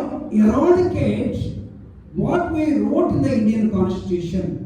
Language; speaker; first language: English; non-native, local second language; Telugu